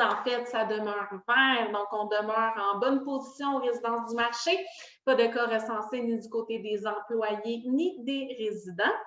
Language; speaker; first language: French; native; French